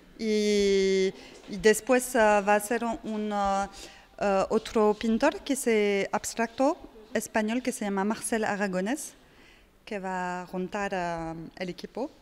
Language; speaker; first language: Spanish; non-native, fluent; French